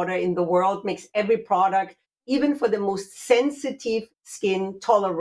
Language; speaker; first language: English; non-native, fluent; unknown